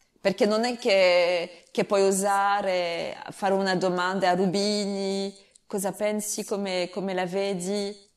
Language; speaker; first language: Italian; non-native, fluent; French